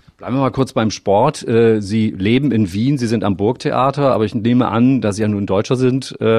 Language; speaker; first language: German; native; German